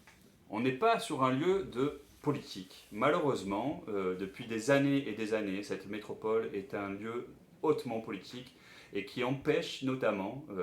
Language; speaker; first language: French; native; French